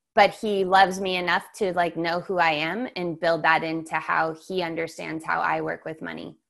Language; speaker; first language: English; native; English